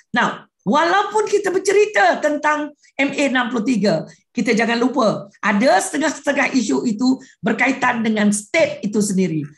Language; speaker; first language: Malay; non-native, local second language; Iban